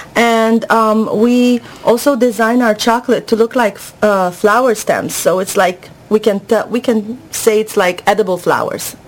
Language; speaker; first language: English; non-native, fluent; Arabic